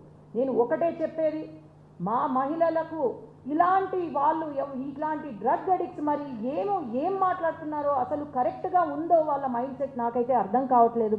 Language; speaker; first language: Telugu; native; Telugu